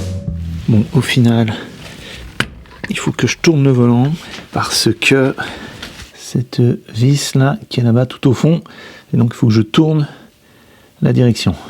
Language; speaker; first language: French; native; French